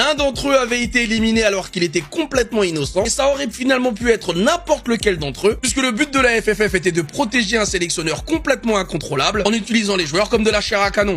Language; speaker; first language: French; native; French